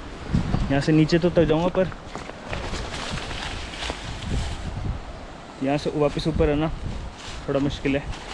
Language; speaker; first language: Hindi; native; Hindi